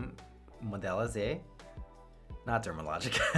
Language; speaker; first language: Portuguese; non-native, fluent; English